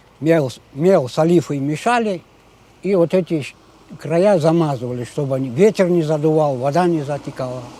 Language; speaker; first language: Russian; non-native, local second language; Crimean Tatar